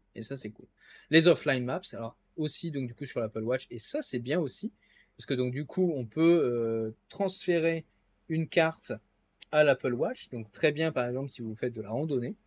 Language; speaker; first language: French; native; French